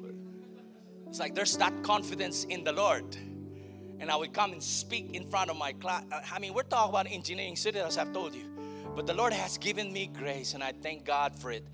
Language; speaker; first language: English; non-native, local second language; Filipino